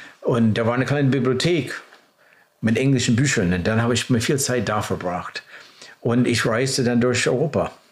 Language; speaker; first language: German; non-native, fluent; English